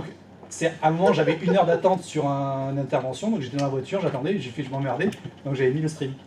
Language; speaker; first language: French; native; French